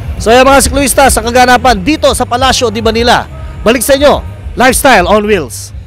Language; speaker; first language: Filipino; native; Filipino